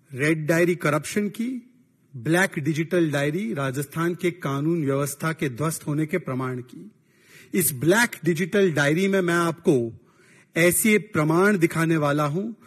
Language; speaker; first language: Hindi; native; Hindi